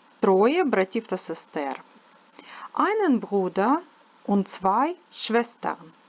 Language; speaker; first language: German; non-native, fluent; Ukrainian